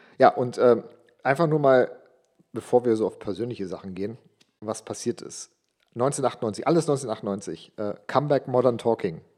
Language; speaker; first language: German; non-native, local second language; English